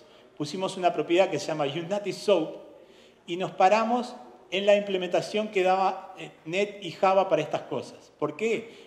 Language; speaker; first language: Spanish; native; Spanish